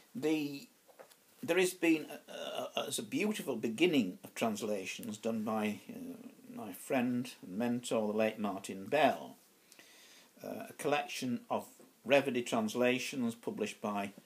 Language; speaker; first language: English; native; English